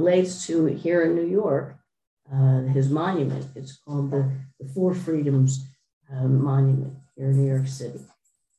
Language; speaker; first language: English; native; English